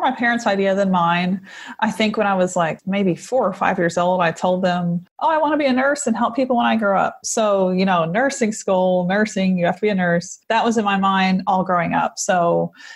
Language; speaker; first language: English; native; English